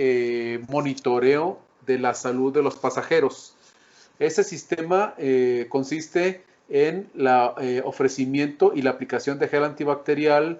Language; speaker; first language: Spanish; native; Spanish